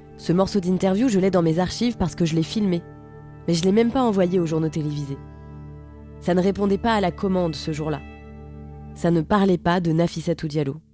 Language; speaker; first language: French; native; French